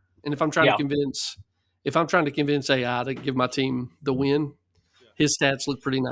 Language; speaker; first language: English; native; English